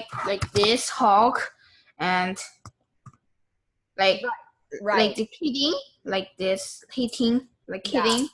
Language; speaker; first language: English; non-native, learner; Korean